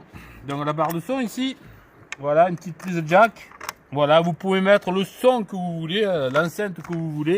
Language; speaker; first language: French; native; French